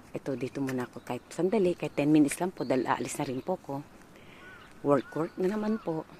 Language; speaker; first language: Japanese; non-native, learner; Filipino